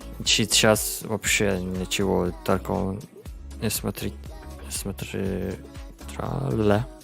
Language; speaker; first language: Russian; non-native, learner; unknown